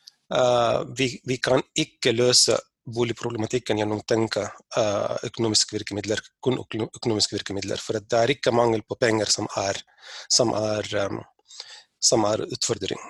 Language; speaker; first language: Norwegian; non-native, fluent; Arabic